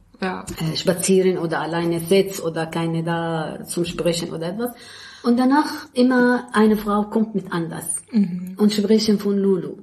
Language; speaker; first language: German; non-native, learner; Arabic